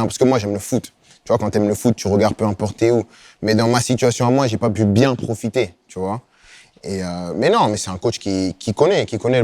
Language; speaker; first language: French; native; French